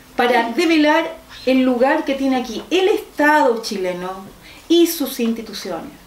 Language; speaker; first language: Spanish; native; Spanish